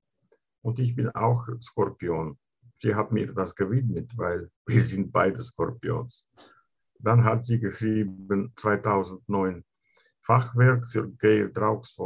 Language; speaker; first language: German; non-native, fluent; Russian